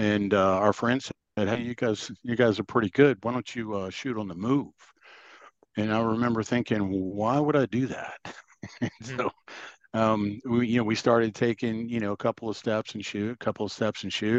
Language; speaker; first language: English; native; English